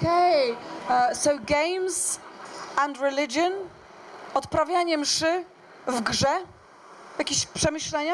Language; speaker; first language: Polish; native; Polish